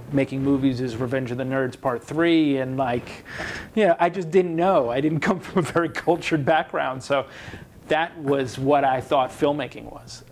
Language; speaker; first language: English; native; English